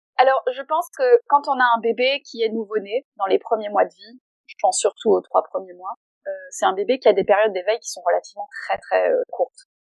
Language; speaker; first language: French; native; French